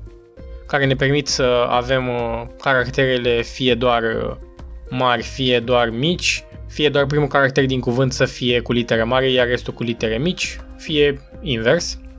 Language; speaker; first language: Romanian; native; Romanian